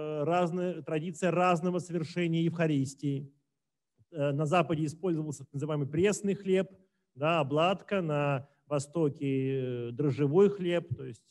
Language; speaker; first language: Russian; native; Russian